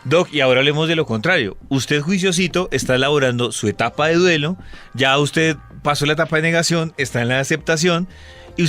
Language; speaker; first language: Spanish; native; Spanish